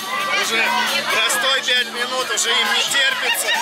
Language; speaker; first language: Russian; native; Russian